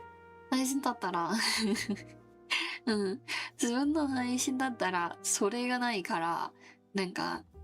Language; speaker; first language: Japanese; non-native, learner; Korean